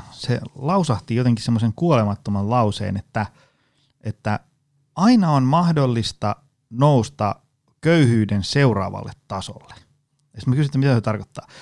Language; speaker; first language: Finnish; native; Finnish